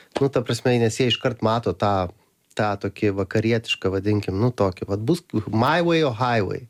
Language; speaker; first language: Lithuanian; native; Lithuanian